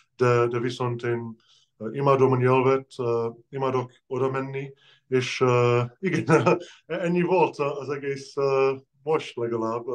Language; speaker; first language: Hungarian; early bilingual, heritage; Hungarian